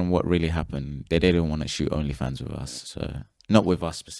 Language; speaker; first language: English; native; English